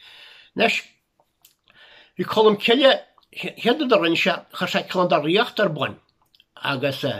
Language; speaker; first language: Irish; native; Irish